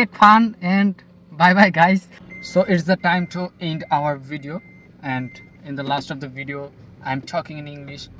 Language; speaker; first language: English; non-native, learner; Bangla